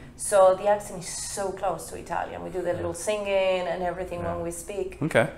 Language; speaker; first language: English; non-native, fluent; Spanish